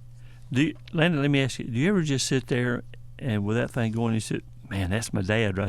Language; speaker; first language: English; native; English